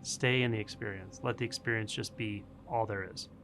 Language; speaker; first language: English; native; English